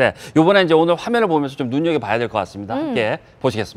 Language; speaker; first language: Korean; native; Korean